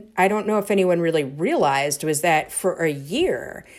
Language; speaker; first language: English; native; English